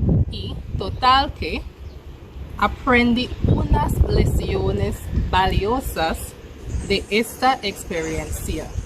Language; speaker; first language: Spanish; non-native, fluent; English